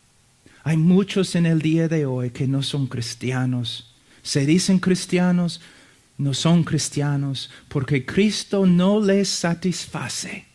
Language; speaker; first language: Spanish; non-native, fluent; English